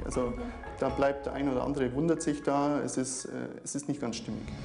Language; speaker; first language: German; native; German